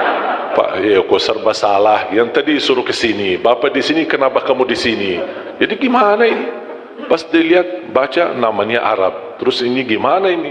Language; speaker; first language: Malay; non-native, fluent; Arabic